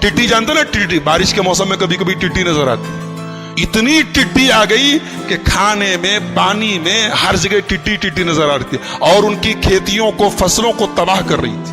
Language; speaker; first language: Urdu; native; Urdu